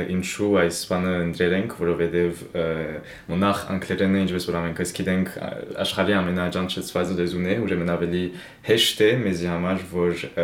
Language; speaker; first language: Armenian; early bilingual, heritage; Armenian